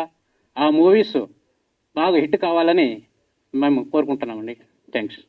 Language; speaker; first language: Telugu; non-native, local second language; Lambadi